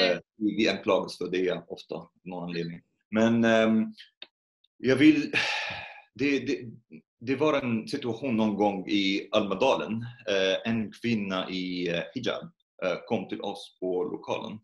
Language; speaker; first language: Swedish; non-native, fluent; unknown